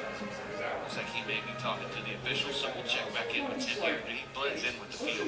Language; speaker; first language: English; native; English